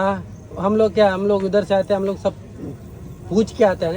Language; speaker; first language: Hindi; non-native, local second language; Kannada